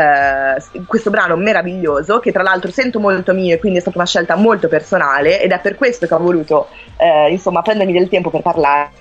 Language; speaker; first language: Italian; native; Italian